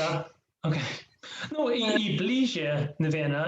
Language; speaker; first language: Russian; non-native, learner; English